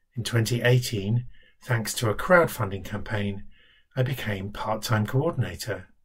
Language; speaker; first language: English; native; English